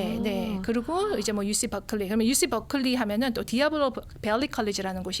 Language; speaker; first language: Korean; native; Korean